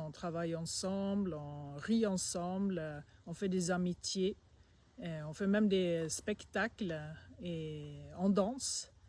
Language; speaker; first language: French; non-native, fluent; Swedish